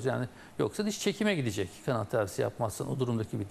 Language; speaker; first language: Turkish; native; Turkish